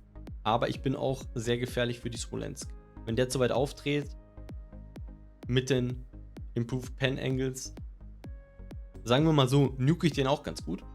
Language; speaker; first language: German; native; German